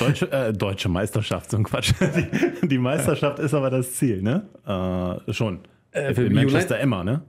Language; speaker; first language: German; native; German